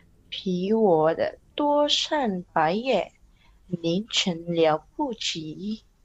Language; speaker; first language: Chinese; non-native, learner; Indonesian